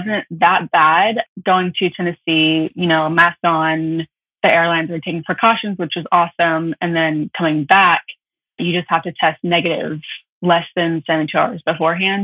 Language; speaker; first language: English; native; English